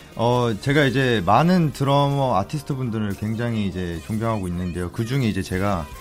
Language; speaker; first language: Korean; native; Korean